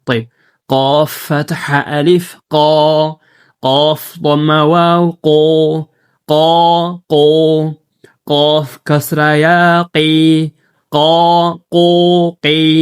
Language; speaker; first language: Arabic; non-native, fluent; Amharic